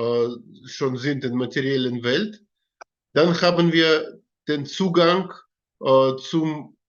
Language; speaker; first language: German; non-native, learner; Russian